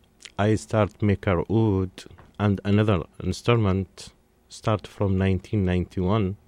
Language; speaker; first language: English; non-native, learner; Arabic